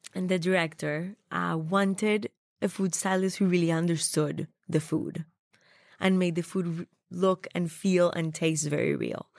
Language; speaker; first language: English; non-native, fluent; Spanish